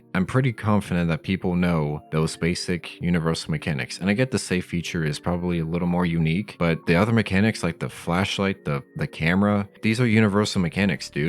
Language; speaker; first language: English; native; English